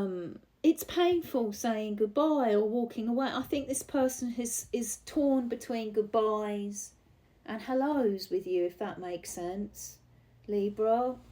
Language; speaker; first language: English; native; English